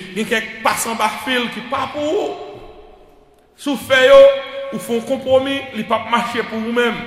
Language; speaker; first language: French; native; French